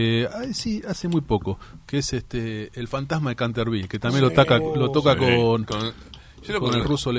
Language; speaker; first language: Spanish; native; Spanish